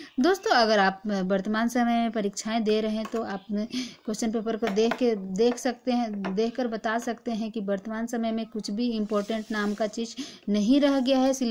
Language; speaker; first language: Hindi; native; Hindi